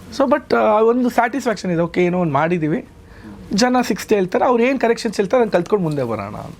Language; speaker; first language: Kannada; native; Kannada